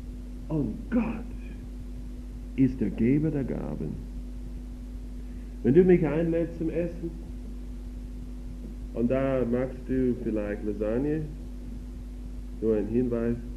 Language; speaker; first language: German; non-native, fluent; English